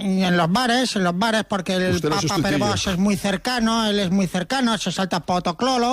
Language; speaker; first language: Spanish; native; Spanish